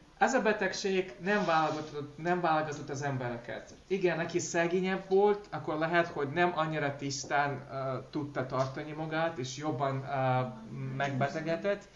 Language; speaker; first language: Hungarian; non-native, learner; Russian